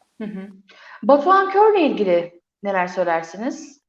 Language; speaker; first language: Turkish; native; Turkish